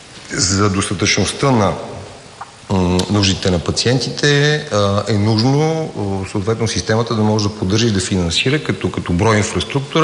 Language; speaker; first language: Bulgarian; native; Bulgarian